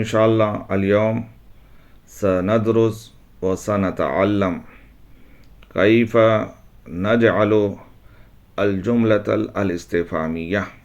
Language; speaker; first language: Arabic; non-native, fluent; Urdu